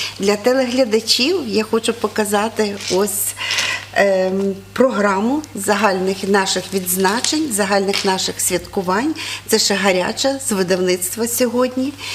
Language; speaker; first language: Ukrainian; native; Ukrainian